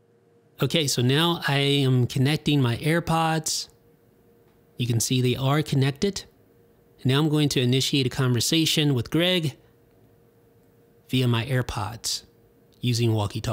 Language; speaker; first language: English; native; English